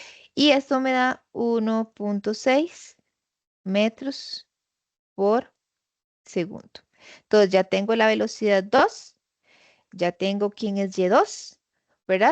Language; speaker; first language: Spanish; native; Spanish